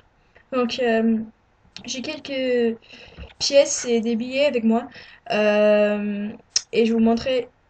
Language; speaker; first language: French; non-native, learner; English